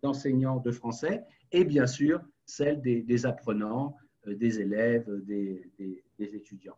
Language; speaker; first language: French; native; French